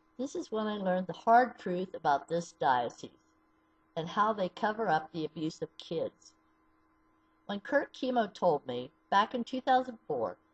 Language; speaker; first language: English; native; English